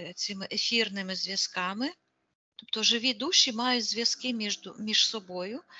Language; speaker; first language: Ukrainian; non-native, local second language; Russian